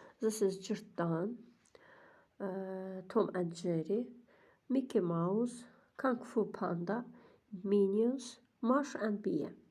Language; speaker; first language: English; non-native, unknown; Azerbaijani